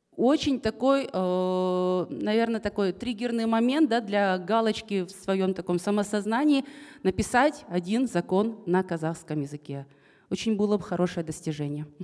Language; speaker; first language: Russian; non-native, local second language; Kazakh